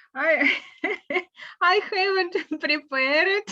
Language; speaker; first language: English; non-native, learner; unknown